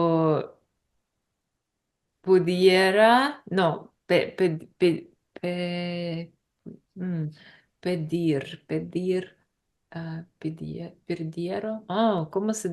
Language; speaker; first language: Spanish; non-native, learner; English